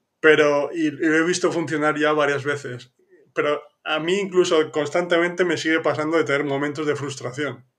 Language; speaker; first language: Spanish; native; Spanish